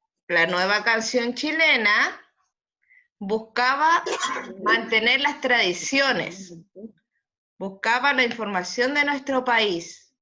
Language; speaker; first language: Spanish; native; Spanish